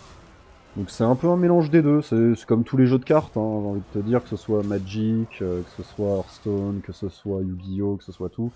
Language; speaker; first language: French; native; French